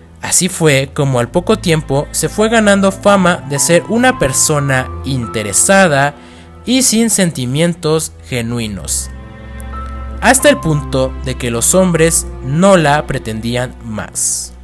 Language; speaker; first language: Spanish; native; Spanish